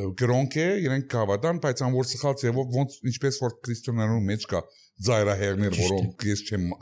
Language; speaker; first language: Armenian; early bilingual, heritage; Armenian